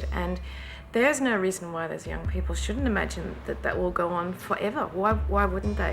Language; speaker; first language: English; native; English